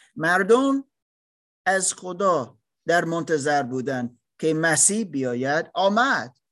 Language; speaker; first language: Persian; non-native, fluent; English